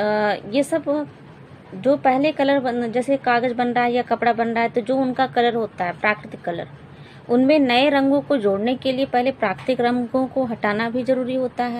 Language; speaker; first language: Hindi; native; Hindi